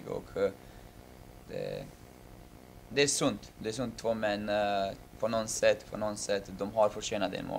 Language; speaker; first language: Swedish; non-native, fluent; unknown